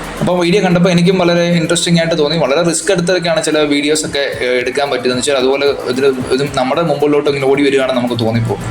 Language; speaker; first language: Malayalam; native; Malayalam